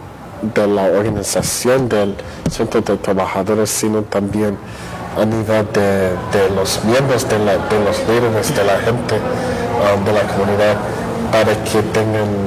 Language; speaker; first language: Spanish; non-native, fluent; English